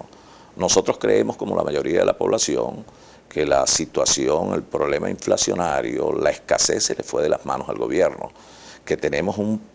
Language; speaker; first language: Spanish; native; Spanish